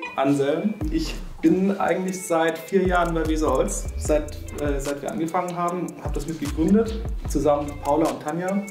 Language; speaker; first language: German; native; German